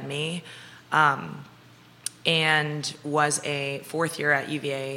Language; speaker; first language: English; native; English